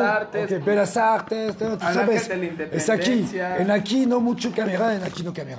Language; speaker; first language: Spanish; non-native, learner; French